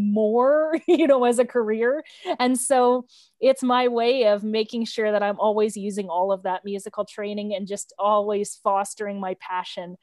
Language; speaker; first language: English; native; English